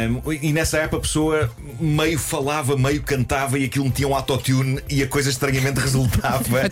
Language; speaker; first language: Portuguese; native; Portuguese